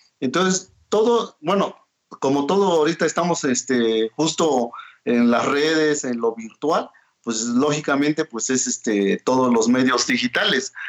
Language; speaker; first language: Spanish; non-native, local second language; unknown